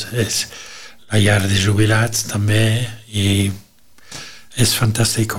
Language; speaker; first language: Catalan; non-native, learner; French